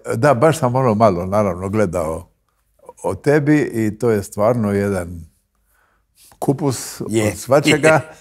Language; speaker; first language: Croatian; native; Croatian